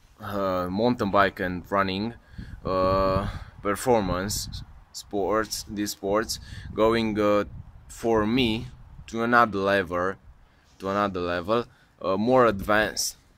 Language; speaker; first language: English; non-native, learner; Romanian